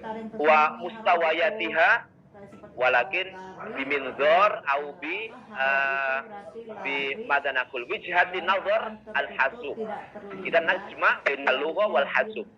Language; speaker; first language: Arabic; non-native, fluent; Indonesian